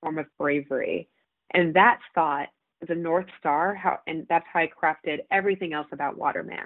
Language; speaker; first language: English; native; English